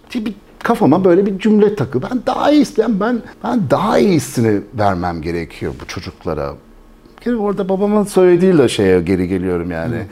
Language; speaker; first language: Turkish; early bilingual, heritage; Turkish